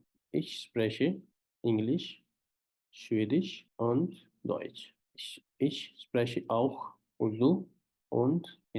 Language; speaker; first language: German; non-native, fluent; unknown